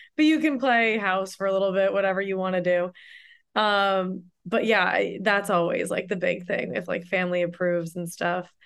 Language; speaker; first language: English; native; English